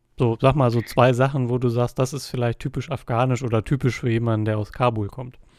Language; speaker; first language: German; native; German